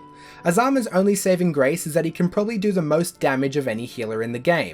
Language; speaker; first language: English; native; English